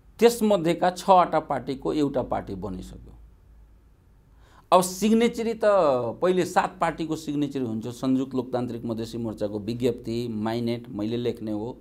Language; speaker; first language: Nepali; non-native, local second language; Maithili